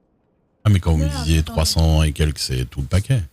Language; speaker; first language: French; native; French